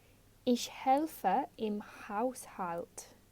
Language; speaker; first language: German; non-native, fluent; English